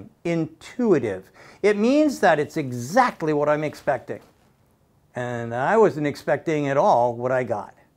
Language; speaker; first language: English; native; English